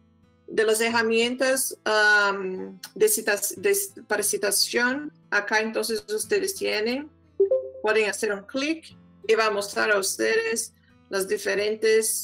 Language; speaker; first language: Spanish; non-native, fluent; Portuguese